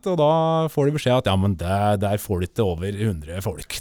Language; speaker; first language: Norwegian; native; Norwegian